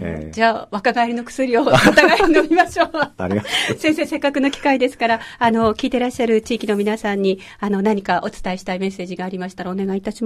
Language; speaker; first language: Japanese; native; Japanese